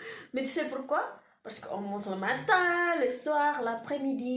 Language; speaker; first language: French; non-native, fluent; Indonesian